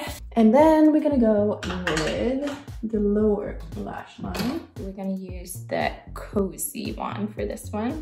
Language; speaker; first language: English; non-native, fluent; Swedish